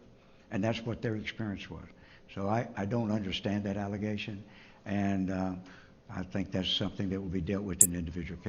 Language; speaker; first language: English; native; English